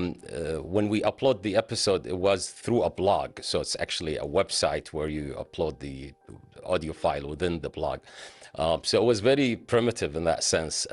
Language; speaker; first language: English; non-native, fluent; Arabic